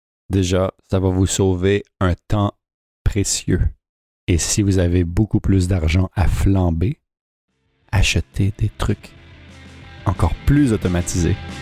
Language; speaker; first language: French; native; French